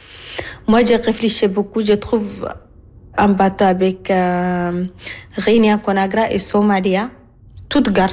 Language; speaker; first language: French; non-native, learner; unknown